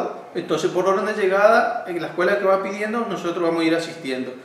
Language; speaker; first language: Spanish; native; Spanish